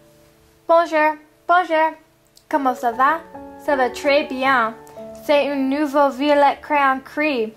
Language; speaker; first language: French; non-native, learner; English